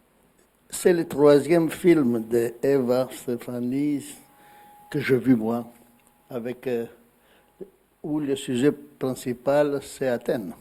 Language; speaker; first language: French; non-native, fluent; Greek